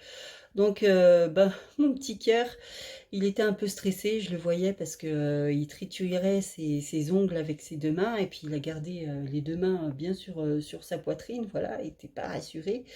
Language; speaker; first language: French; native; French